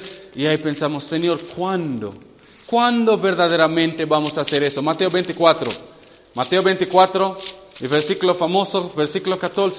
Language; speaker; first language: Spanish; non-native, fluent; English